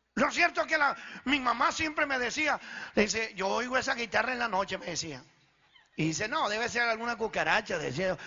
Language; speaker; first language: Spanish; early bilingual, other home language; Italian